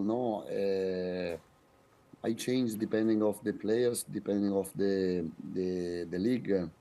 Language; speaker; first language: English; non-native, fluent; Italian